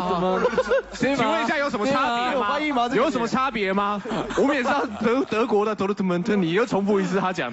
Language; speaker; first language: Chinese; native; Chinese